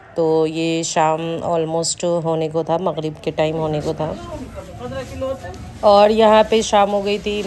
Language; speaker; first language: Hindi; native; Hindi